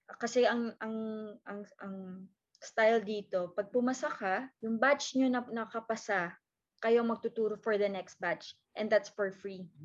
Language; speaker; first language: Filipino; native; Filipino